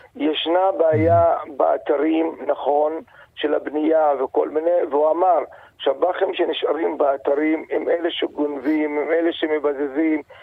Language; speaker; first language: Hebrew; non-native, local second language; Arabic